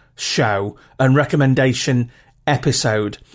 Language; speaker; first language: English; native; English